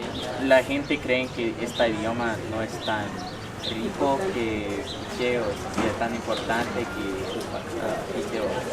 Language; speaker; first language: Spanish; non-native, learner; English